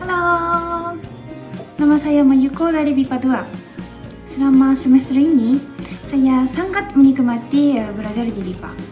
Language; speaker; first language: Indonesian; non-native, learner; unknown